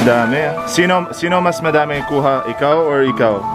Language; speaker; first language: Filipino; non-native, learner; Arabic